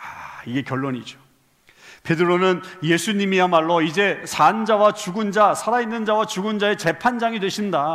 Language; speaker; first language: Korean; native; Korean